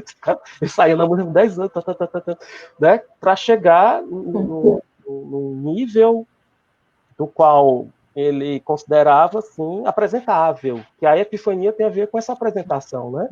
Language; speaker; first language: Portuguese; native; Portuguese